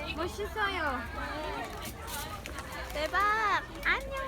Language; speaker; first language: Korean; non-native, learner; French